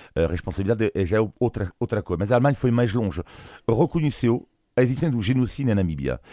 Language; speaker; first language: Portuguese; non-native, fluent; French